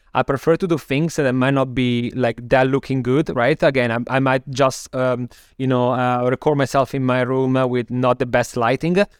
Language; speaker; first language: English; non-native, fluent; Italian